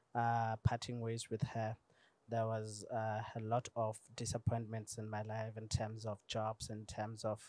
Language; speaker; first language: English; non-native, local second language; Tswana